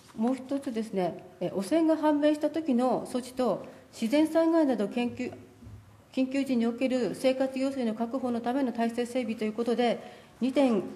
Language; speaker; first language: Japanese; native; Japanese